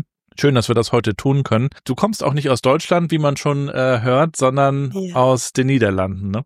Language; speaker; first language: German; native; German